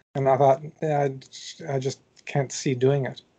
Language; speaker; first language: English; native; English